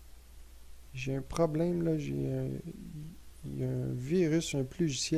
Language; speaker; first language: French; native; French